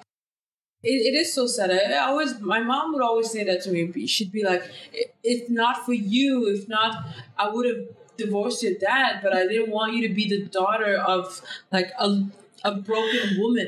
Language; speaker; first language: English; non-native, fluent; Danish